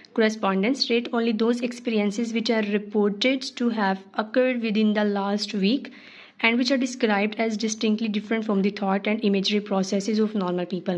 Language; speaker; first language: English; non-native, local second language; Urdu